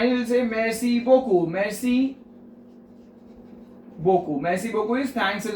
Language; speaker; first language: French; non-native, fluent; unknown